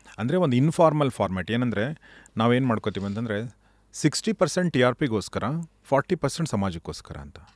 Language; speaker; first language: Kannada; native; Kannada